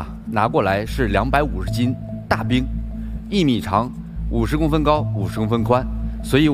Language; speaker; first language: Chinese; native; Chinese